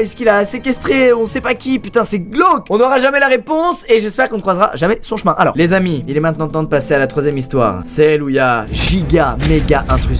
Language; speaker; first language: French; native; French